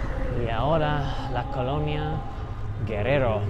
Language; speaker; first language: Spanish; non-native, learner; English